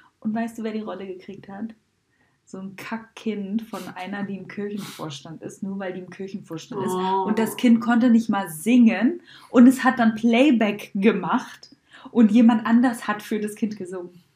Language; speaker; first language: German; native; German